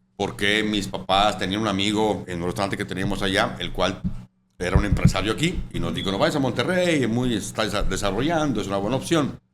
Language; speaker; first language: Spanish; non-native, fluent; Italian